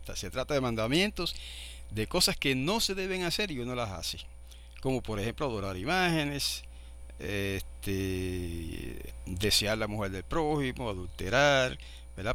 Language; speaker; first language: Spanish; native; Spanish